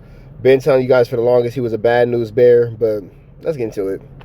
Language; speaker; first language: English; native; English